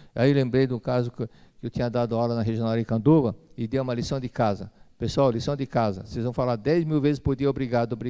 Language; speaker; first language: Portuguese; native; Portuguese